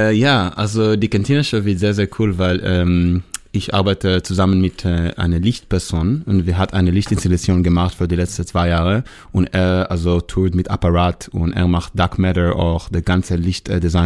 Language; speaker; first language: German; non-native, learner; Hebrew